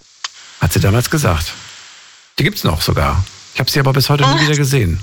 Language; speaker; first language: German; native; German